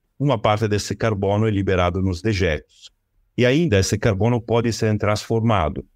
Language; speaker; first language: Portuguese; non-native, fluent; Italian